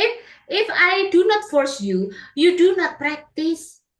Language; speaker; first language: English; non-native, learner; Indonesian